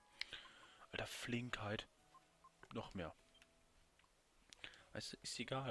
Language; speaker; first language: German; native; German